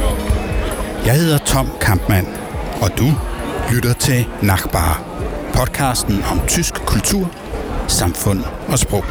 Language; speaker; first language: Danish; native; Danish